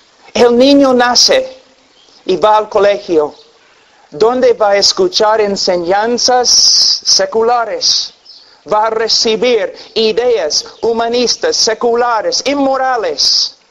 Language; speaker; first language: Spanish; non-native, fluent; English